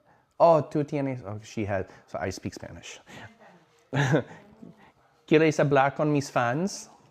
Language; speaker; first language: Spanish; non-native, learner; English